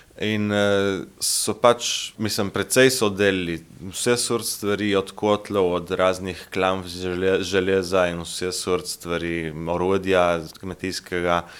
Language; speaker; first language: Slovenian; native; Slovenian